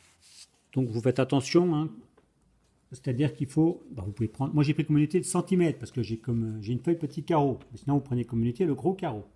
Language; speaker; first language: French; native; French